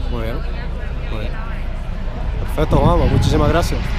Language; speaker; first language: Spanish; native; Spanish